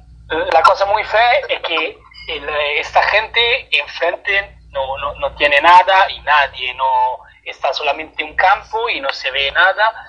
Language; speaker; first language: Spanish; non-native, fluent; Italian